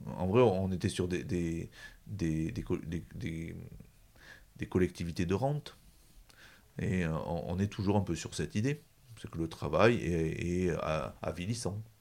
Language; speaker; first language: French; native; French